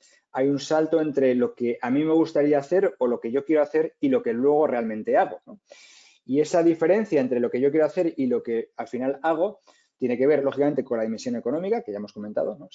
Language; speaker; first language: Spanish; native; Spanish